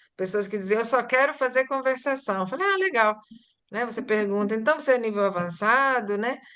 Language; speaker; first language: Portuguese; native; Portuguese